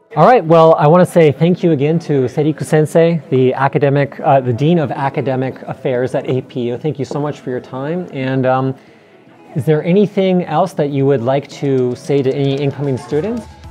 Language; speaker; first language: English; native; English